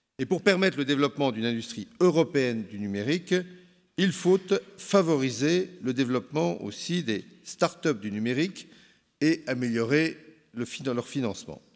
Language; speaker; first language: French; native; French